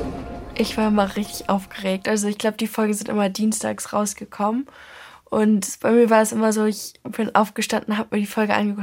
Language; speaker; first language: German; native; German